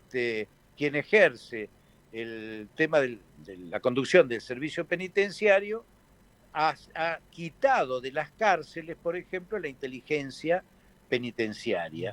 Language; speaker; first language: Spanish; native; Spanish